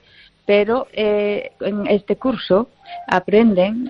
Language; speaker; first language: Spanish; non-native, fluent; Japanese